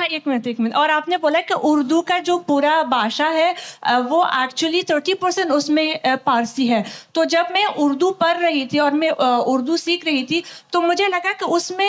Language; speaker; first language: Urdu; non-native, learner; Persian